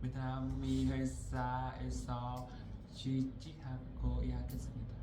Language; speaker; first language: Korean; non-native, learner; Vietnamese